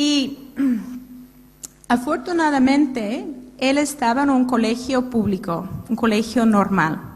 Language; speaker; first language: Spanish; non-native, fluent; English